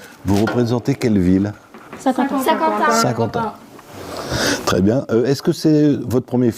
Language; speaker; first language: French; native; French